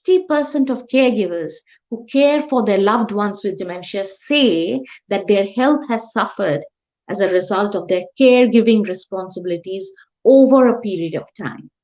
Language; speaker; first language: English; non-native, local second language; Bangla